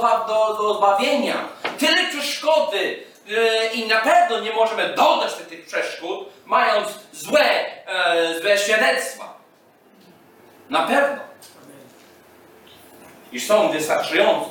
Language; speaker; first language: Polish; non-native, fluent; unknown